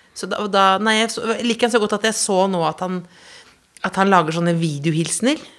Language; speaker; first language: Norwegian; native; Norwegian